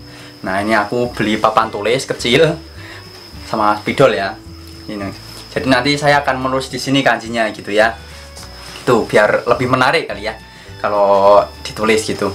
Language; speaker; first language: Indonesian; native; Indonesian